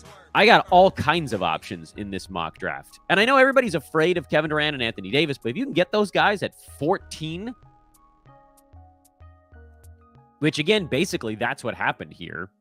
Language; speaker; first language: English; native; English